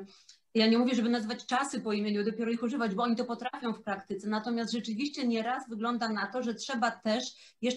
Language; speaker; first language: Polish; native; Polish